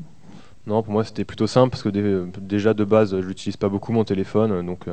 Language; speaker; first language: French; native; French